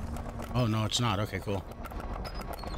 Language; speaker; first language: English; native; English